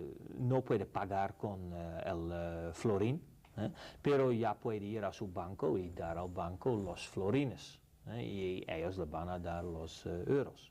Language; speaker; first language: Spanish; non-native, fluent; Dutch